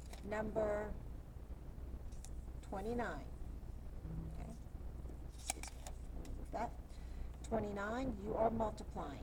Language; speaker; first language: English; native; English